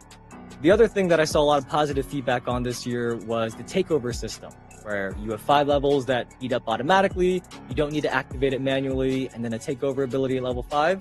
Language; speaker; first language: English; native; English